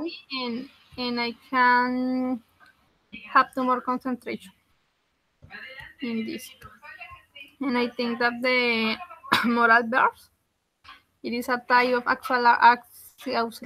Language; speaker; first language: English; non-native, learner; Spanish